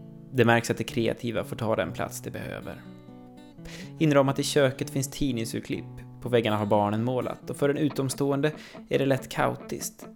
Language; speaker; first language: Swedish; native; Swedish